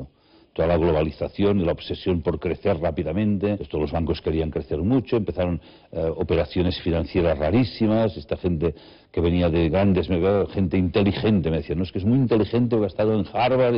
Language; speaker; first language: Spanish; native; Spanish